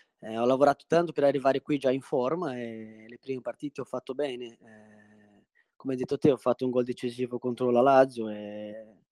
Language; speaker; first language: Italian; non-native, fluent; Portuguese